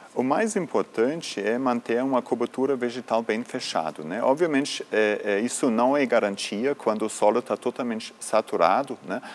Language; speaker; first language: Portuguese; non-native, fluent; German